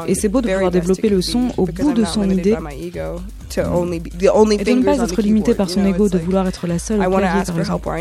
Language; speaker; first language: French; non-native, fluent; English